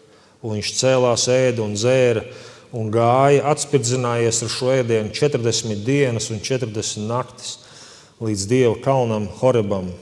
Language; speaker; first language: Latvian; native; Latvian